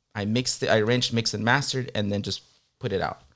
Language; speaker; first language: English; native; English